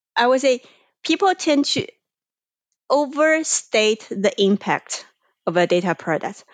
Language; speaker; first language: English; non-native, fluent; Chinese